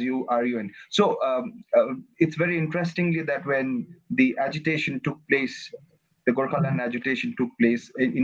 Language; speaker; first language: English; non-native, local second language; Nepali